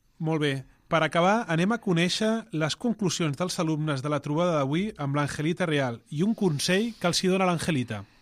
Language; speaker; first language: Catalan; native; Catalan